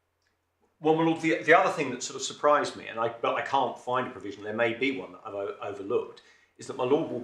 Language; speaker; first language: English; native; English